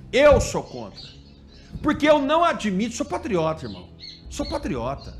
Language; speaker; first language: Portuguese; native; Portuguese